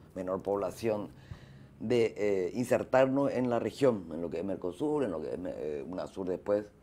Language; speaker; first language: Spanish; native; Spanish